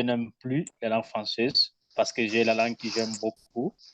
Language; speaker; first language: French; non-native, learner; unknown